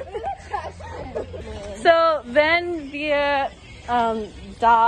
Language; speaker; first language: German; non-native, learner; English